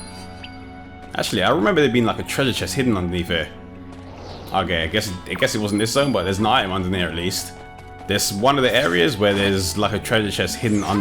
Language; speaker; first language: English; native; English